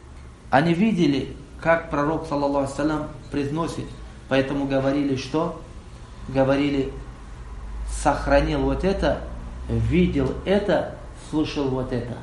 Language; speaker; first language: Russian; non-native, local second language; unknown